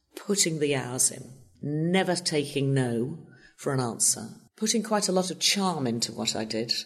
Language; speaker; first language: English; native; English